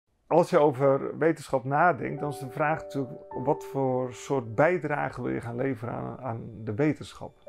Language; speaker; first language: Dutch; native; Dutch